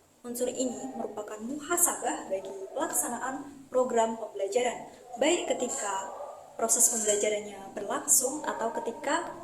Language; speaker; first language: Indonesian; native; Indonesian